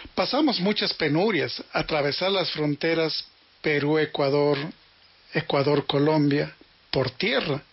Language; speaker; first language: Spanish; native; Spanish